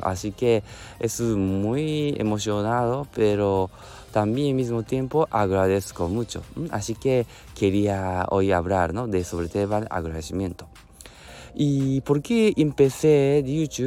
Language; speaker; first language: Spanish; non-native, learner; Japanese